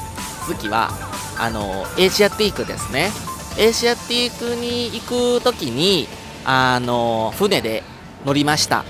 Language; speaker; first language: Japanese; non-native, learner; Thai